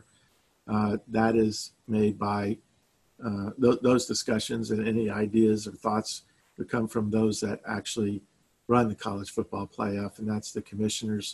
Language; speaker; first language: English; native; English